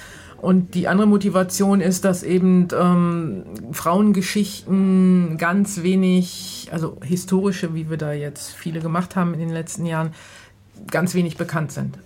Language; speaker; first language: German; native; German